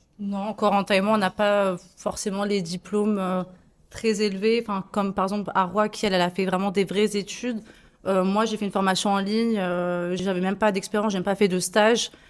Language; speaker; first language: French; native; French